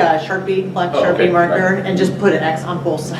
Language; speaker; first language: English; native; English